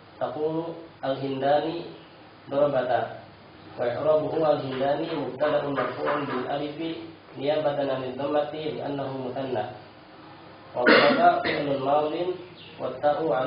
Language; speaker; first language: Arabic; non-native, learner; Indonesian